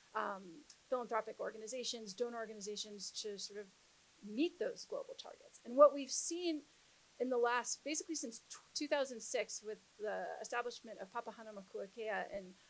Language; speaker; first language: English; native; English